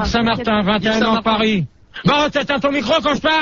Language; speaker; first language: French; native; French